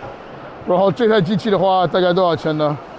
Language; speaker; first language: Chinese; non-native, fluent; English